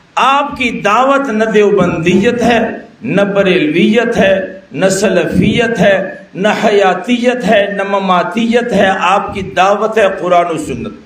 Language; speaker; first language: Urdu; non-native, local second language; Pashto